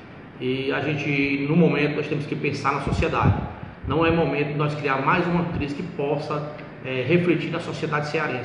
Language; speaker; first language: Portuguese; native; Portuguese